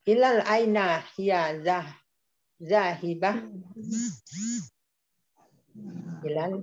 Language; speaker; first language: Arabic; non-native, learner; Indonesian